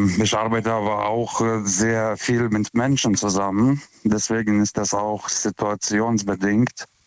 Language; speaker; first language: German; non-native, fluent; Lithuanian